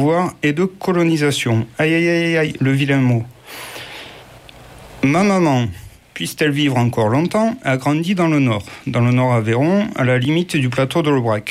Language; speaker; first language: French; native; French